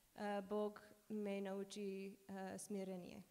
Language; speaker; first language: Bulgarian; non-native, learner; English